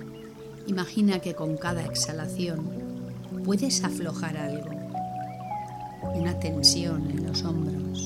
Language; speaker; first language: Spanish; native; Spanish